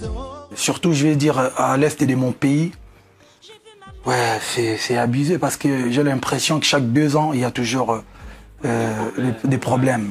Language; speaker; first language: French; non-native, local second language; Lingala